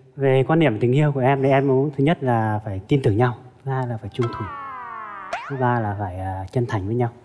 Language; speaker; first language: Vietnamese; non-native, local second language; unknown